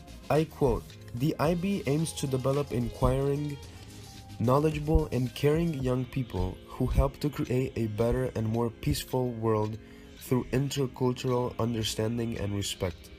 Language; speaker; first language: English; early bilingual, other home language; Spanish